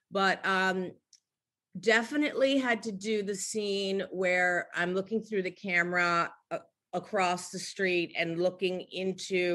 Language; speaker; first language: English; native; English